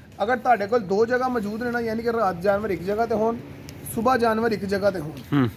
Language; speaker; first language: Punjabi; native; Punjabi